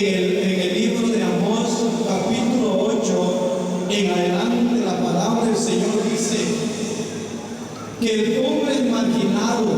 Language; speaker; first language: Spanish; native; Spanish